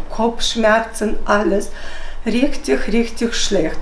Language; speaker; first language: German; non-native, fluent; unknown